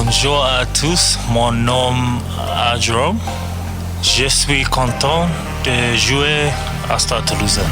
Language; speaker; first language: French; non-native, learner; English